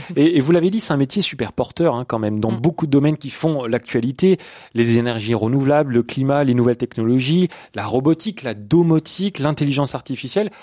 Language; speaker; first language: French; native; French